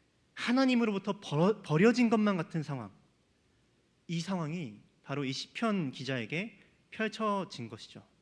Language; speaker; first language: Korean; native; Korean